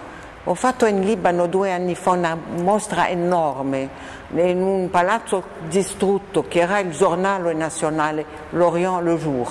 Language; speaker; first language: Italian; non-native, fluent; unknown